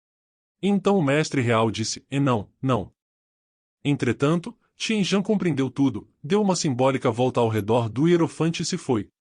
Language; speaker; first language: Portuguese; native; Portuguese